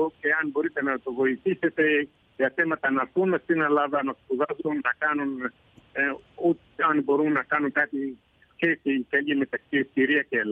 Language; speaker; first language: Greek; non-native, learner; Arabic